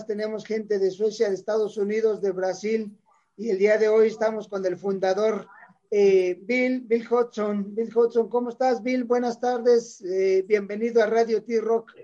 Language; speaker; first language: Spanish; native; Spanish